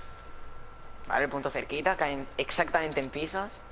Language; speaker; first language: Spanish; native; Spanish